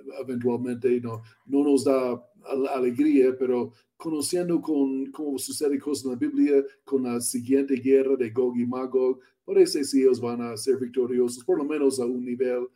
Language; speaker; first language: Spanish; non-native, learner; English